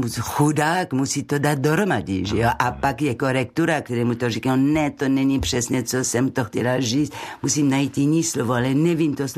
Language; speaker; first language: Czech; non-native, learner; French